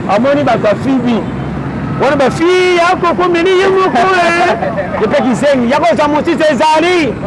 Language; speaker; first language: Lingala; native; Lingala